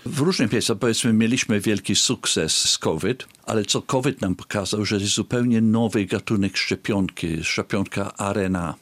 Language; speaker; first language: Polish; early bilingual, heritage; Polish